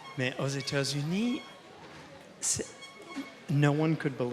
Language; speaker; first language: French; non-native, fluent; English